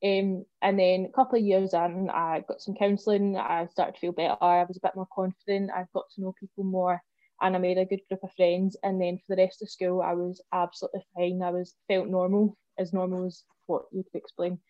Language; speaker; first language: English; native; English